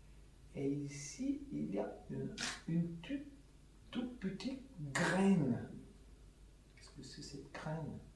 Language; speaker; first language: French; non-native, fluent; Italian